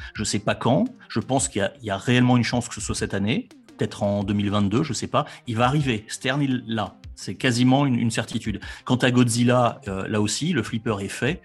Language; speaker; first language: French; native; French